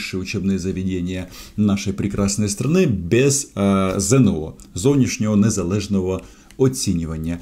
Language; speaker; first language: Russian; native; Russian